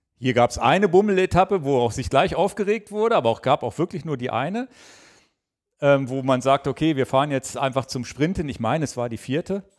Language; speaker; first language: German; native; German